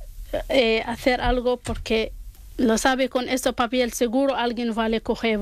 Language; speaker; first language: Spanish; non-native, learner; Arabic